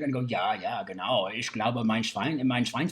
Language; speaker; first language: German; non-native, learner; English